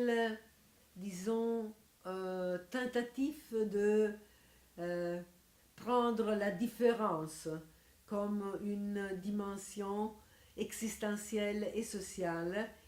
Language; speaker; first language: French; non-native, fluent; Italian